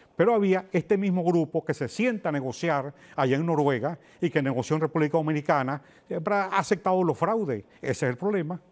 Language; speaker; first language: Spanish; native; Spanish